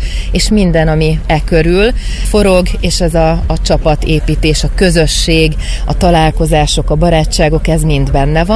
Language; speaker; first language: Hungarian; native; Hungarian